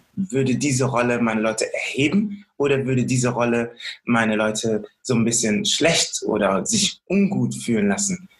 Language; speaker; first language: German; native; German